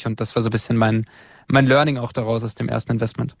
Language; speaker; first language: German; native; German